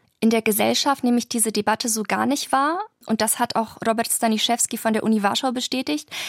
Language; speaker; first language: German; early bilingual, other home language; Polish